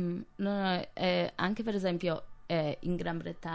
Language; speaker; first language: Italian; non-native, fluent; English